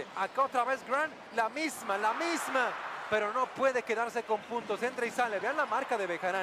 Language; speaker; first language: Spanish; native; Spanish